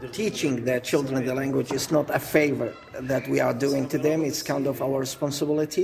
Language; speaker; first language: English; non-native, fluent; Assyrian Neo-Aramaic